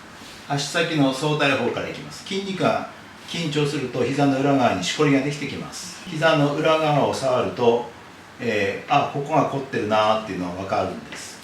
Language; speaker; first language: Japanese; native; Japanese